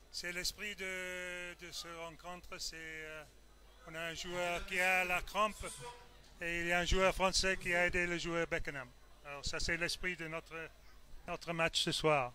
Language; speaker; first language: French; non-native, fluent; English